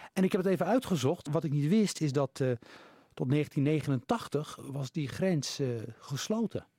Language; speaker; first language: Dutch; early bilingual, other home language; Riffian